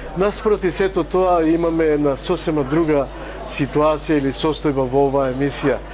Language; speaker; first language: Macedonian; non-native, local second language; Romany